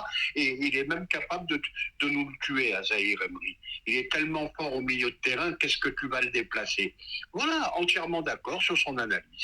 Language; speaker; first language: French; native; French